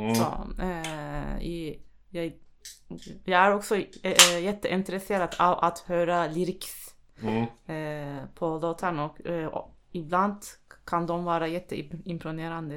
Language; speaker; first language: Swedish; non-native, learner; Turkish